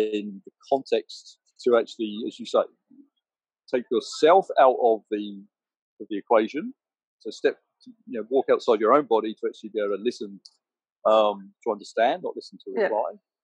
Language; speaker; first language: English; native; English